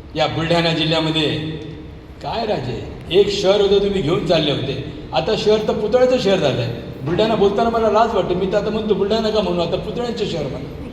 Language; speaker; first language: Marathi; native; Marathi